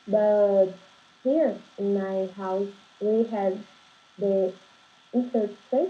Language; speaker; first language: English; non-native, learner; Portuguese